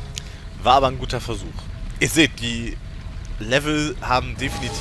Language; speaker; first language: German; native; German